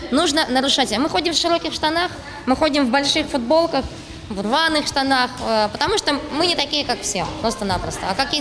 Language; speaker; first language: Russian; native; Russian